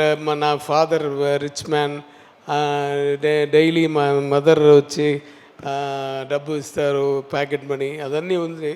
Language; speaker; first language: Telugu; non-native, learner; Tamil